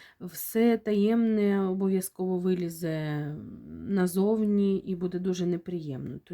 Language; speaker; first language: Ukrainian; non-native, local second language; Russian